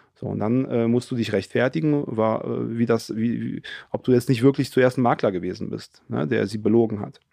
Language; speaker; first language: German; early bilingual, other home language; Polish